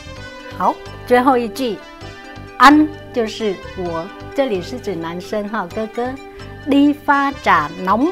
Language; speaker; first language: Chinese; non-native, local second language; Vietnamese